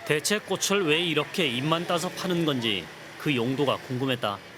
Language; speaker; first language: Korean; native; Korean